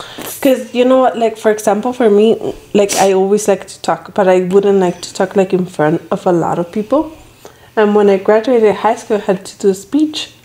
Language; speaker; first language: English; early bilingual, other home language; Spanish